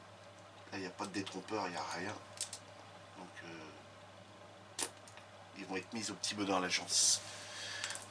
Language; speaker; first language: French; native; French